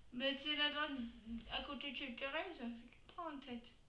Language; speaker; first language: French; native; French